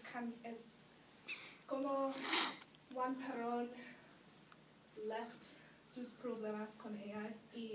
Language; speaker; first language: Spanish; non-native, learner; English